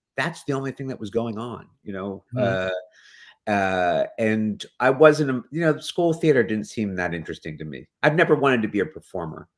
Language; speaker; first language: English; native; English